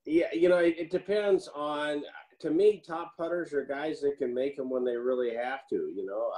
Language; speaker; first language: English; native; English